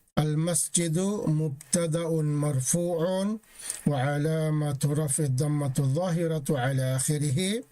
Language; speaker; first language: Arabic; non-native, fluent; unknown